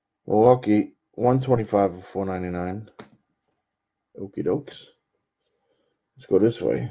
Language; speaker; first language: English; native; English